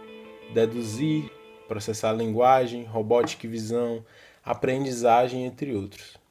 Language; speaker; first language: Portuguese; native; Portuguese